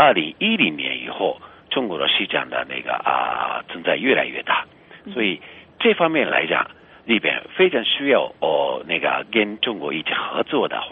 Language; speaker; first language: Chinese; non-native, fluent; Japanese